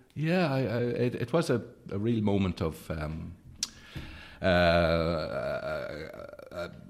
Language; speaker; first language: English; native; English